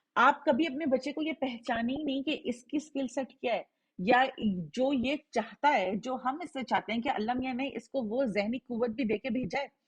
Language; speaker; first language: Hindi; native; Hindi